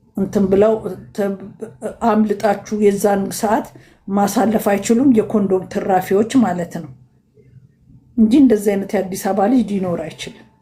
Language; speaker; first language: Amharic; native; Amharic